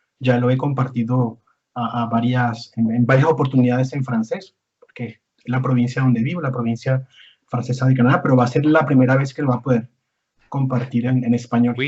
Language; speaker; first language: Spanish; native; Spanish